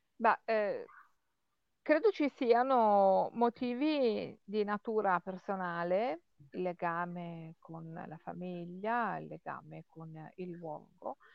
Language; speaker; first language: Italian; native; Italian